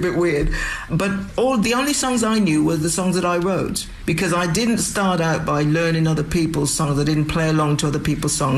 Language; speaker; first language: English; native; English